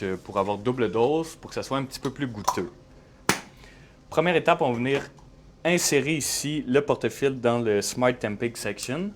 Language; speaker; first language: French; native; French